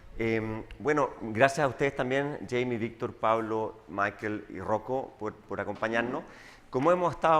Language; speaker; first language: Spanish; native; Spanish